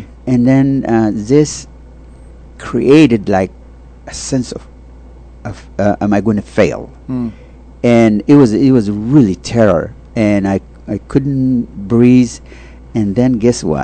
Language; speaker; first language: English; non-native, fluent; Tigrinya